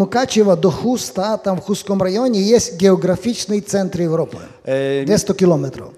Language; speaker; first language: Polish; non-native, learner; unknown